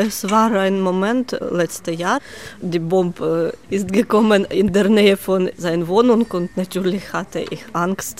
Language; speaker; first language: German; non-native, learner; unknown